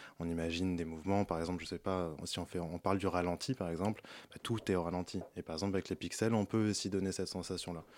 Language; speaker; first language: French; native; French